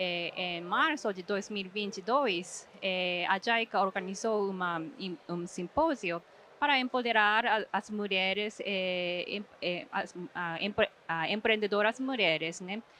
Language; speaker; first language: Portuguese; non-native, fluent; Japanese